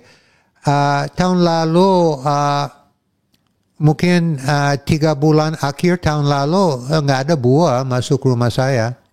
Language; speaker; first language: Indonesian; non-native, fluent; English